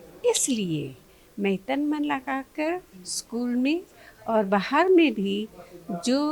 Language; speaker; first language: Hindi; non-native, local second language; Khasi